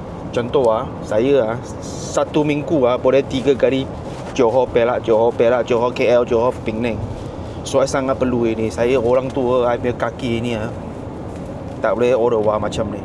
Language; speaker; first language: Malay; non-native, local second language; Chinese